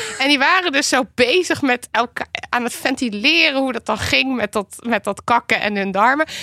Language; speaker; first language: Dutch; native; Dutch